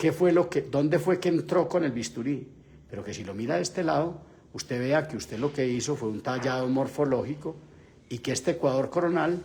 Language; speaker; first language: Spanish; native; Spanish